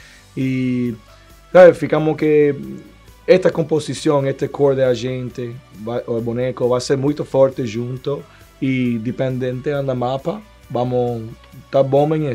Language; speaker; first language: Portuguese; non-native, learner; Spanish